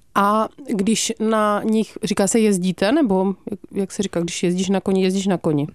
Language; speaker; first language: Czech; native; Czech